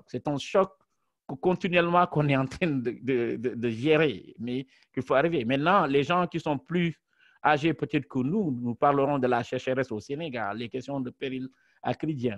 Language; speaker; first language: French; non-native, local second language; Wolof